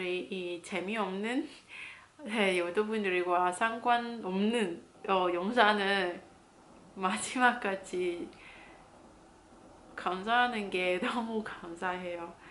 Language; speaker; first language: Korean; non-native, fluent; Cantonese